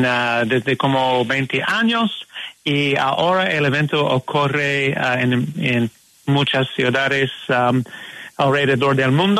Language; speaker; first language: Spanish; non-native, learner; English